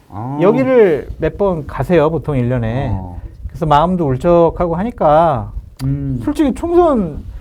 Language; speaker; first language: Korean; native; Korean